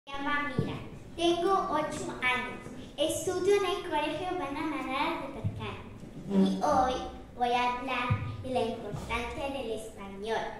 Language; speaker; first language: Spanish; non-native, learner; Arabic